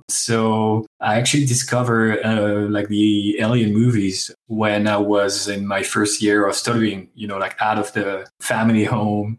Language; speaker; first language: English; non-native, fluent; French